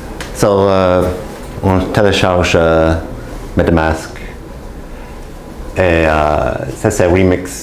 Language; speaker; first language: French; non-native, learner; English